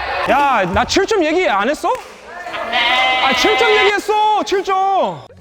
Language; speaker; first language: Korean; non-native, fluent; English